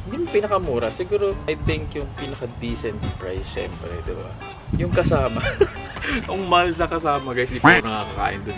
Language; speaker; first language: Filipino; native; Filipino